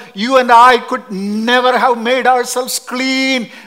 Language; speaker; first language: English; non-native, local second language; Malayalam